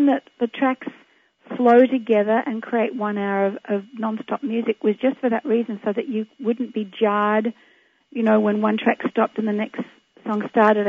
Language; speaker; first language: English; native; English